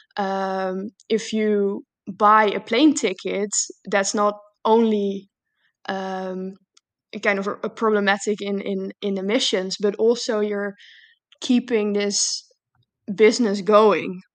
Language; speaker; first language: English; non-native, fluent; Dutch